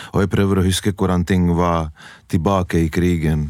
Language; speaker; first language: Norwegian; early bilingual, other home language; Bosnian